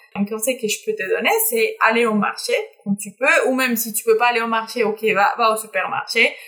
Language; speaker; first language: French; non-native, fluent; Spanish